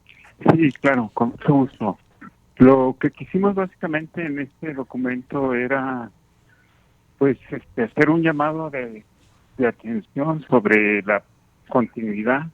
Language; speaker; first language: Spanish; native; Spanish